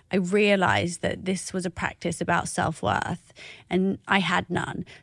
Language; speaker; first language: English; native; English